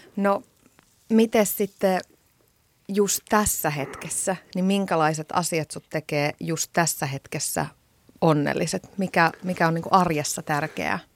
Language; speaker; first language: Finnish; native; Finnish